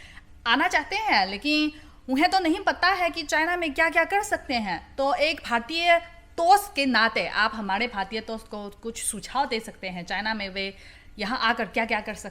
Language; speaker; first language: Hindi; non-native, fluent; Chinese